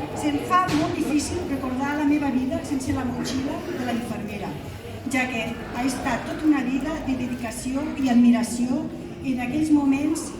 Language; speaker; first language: Catalan; native; Catalan